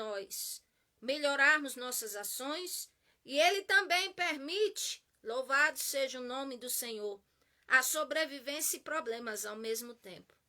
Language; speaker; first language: Portuguese; native; Portuguese